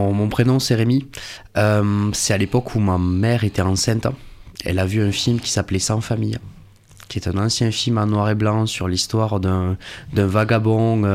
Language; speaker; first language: French; native; French